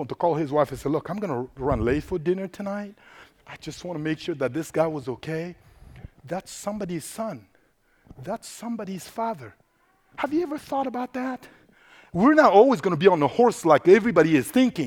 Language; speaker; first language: English; non-native, fluent; Sango